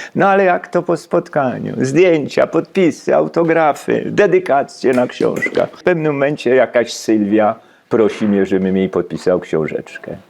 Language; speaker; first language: Polish; native; Polish